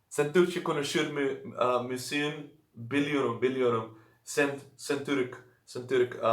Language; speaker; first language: Turkish; non-native, learner; Dutch